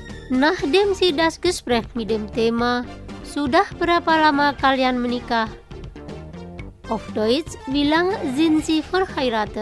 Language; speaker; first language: German; non-native, fluent; Indonesian